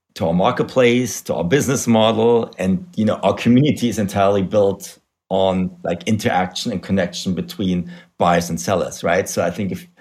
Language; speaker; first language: English; non-native, fluent; German